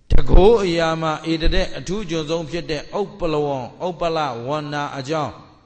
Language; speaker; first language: Burmese; native; Burmese